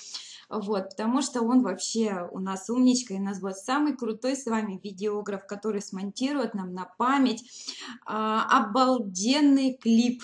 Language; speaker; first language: Russian; native; Russian